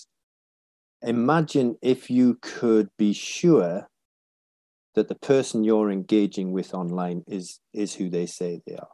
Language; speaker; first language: English; native; English